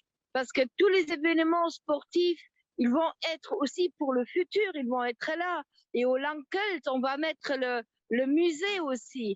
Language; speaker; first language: French; non-native, local second language; Luxembourgish